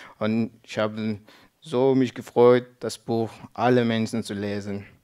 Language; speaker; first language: German; non-native, learner; Persian